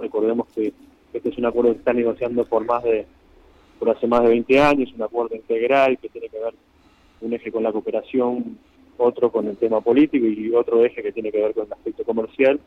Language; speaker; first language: Spanish; native; Spanish